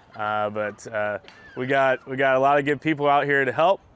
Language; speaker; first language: English; native; English